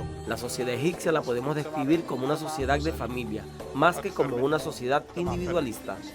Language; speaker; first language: Spanish; non-native, fluent; Arabic